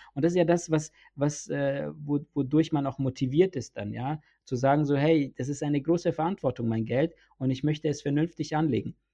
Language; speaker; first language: German; early bilingual, other home language; Bosnian